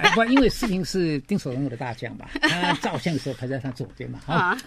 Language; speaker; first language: Chinese; native; Chinese